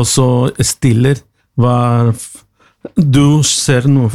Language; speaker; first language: Norwegian; non-native, learner; Spanish